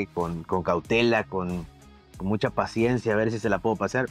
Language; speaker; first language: Spanish; native; Spanish